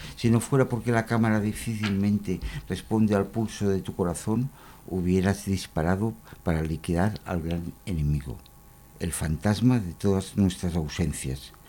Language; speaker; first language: Spanish; non-native, local second language; Catalan